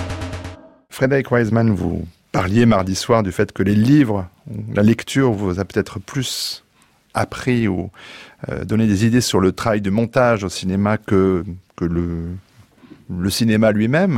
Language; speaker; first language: French; native; French